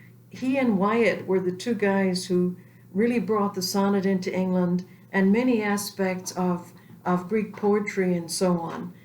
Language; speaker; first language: English; native; English